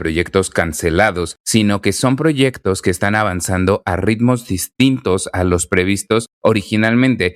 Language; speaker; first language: Spanish; native; Spanish